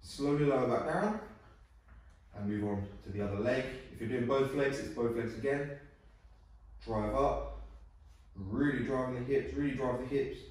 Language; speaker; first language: English; native; English